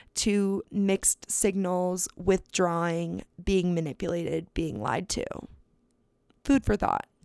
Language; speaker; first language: English; native; English